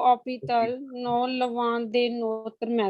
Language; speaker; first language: French; non-native, learner; Hindi